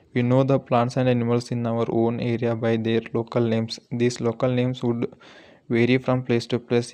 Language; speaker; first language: English; non-native, local second language; Kannada